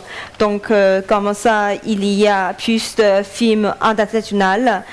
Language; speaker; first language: French; non-native, learner; Chinese